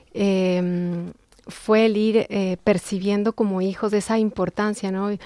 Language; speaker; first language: Spanish; native; Spanish